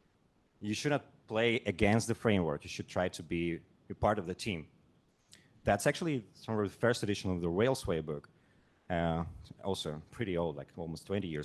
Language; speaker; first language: English; non-native, fluent; Russian